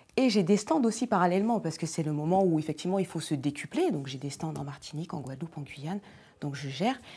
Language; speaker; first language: French; native; French